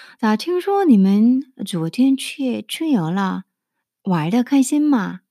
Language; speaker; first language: Chinese; non-native, fluent; Korean